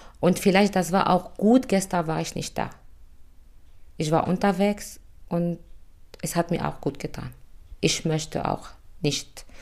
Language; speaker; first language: German; non-native, fluent; Arabic